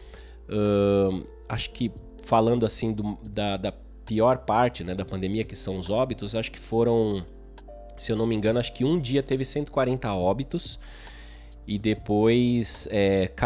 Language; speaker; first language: Portuguese; native; Portuguese